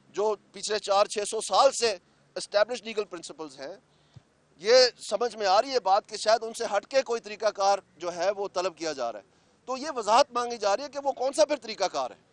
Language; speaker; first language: Urdu; non-native, local second language; Punjabi